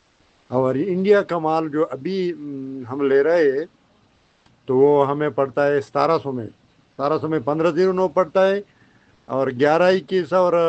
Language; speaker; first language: Hindi; non-native, fluent; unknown